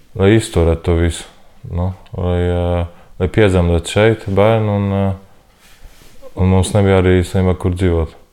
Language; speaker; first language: Latvian; non-native, learner; Polish